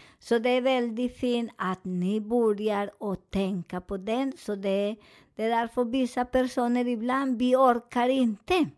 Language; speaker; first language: Swedish; non-native, fluent; Spanish